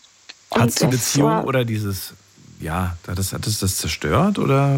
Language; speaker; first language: German; native; German